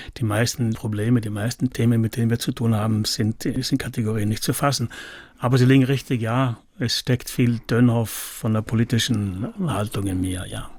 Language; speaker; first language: German; native; German